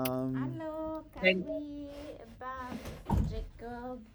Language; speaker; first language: Indonesian; non-native, learner; English